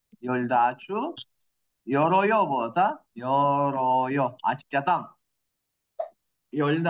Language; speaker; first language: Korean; non-native, fluent; Kyrgyz